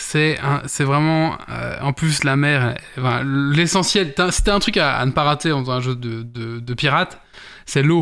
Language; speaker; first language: French; native; French